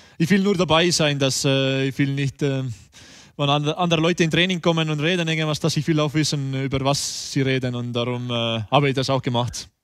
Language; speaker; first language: German; non-native, learner; Estonian